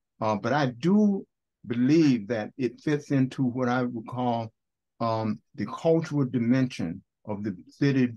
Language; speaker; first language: English; native; English